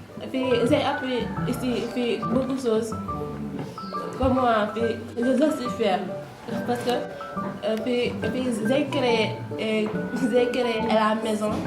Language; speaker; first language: French; non-native, local second language; Wolof